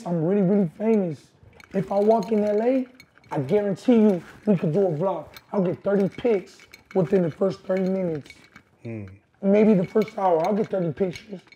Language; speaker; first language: English; native; English